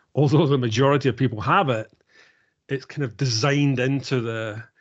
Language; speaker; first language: English; native; English